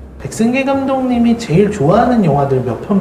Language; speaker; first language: Korean; native; Korean